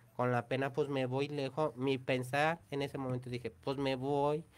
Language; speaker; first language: Spanish; native; Spanish